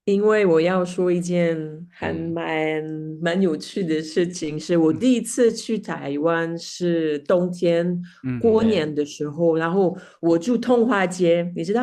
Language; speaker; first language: Chinese; non-native, fluent; French